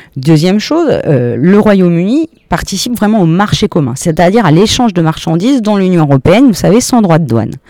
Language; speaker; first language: French; native; French